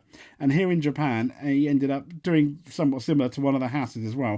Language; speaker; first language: English; native; English